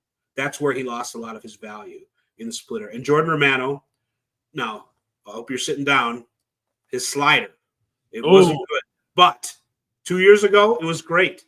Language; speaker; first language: English; native; English